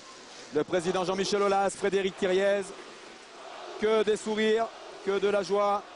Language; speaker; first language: French; native; French